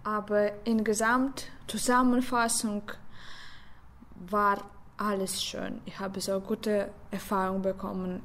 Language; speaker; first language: German; non-native, learner; Russian